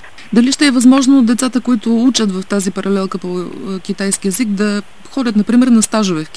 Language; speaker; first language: Bulgarian; native; Bulgarian